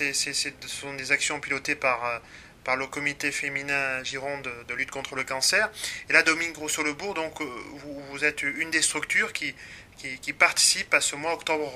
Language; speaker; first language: French; native; French